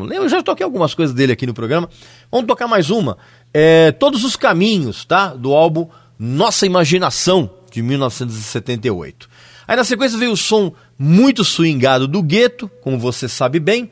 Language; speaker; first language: Portuguese; native; Portuguese